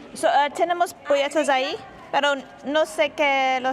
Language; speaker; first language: Spanish; non-native, learner; English